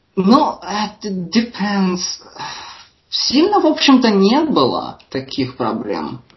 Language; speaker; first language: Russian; native; Russian